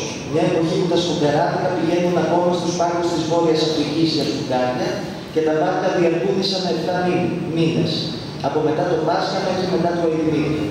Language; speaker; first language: Greek; native; Greek